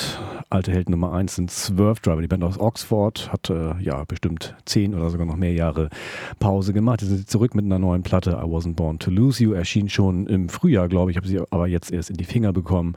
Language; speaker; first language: German; native; German